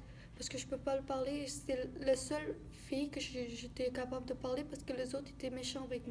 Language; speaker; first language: French; early bilingual, other home language; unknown